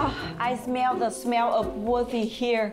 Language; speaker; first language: English; non-native, learner; Vietnamese